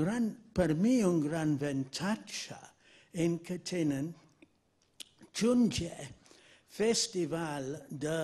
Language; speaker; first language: Catalan; non-native, fluent; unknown